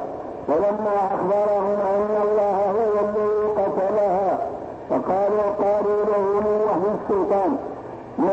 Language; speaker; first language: Arabic; native; Arabic